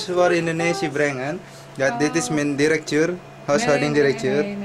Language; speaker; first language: Dutch; non-native, learner; Indonesian